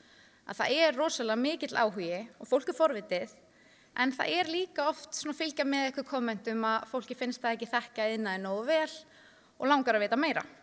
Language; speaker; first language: Icelandic; native; Icelandic